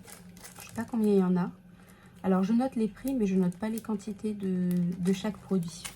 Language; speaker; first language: French; native; French